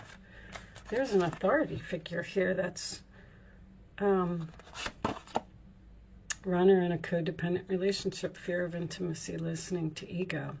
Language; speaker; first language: English; native; English